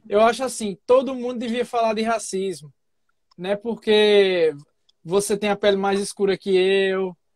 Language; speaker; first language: Portuguese; native; Portuguese